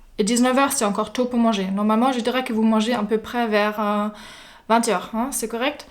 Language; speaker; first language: French; non-native, fluent; German